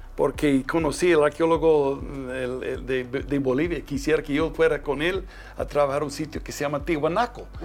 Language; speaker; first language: Spanish; non-native, fluent; English